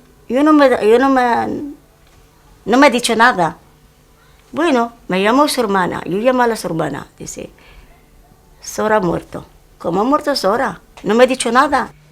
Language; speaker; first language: Spanish; non-native, learner; Arabic